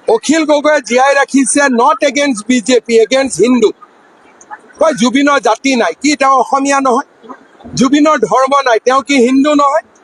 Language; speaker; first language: Assamese; native; Assamese